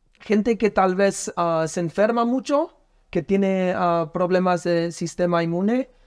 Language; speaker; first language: Spanish; non-native, learner; English